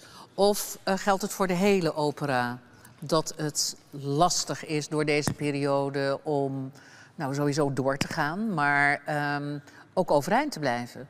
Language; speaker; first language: Dutch; native; Dutch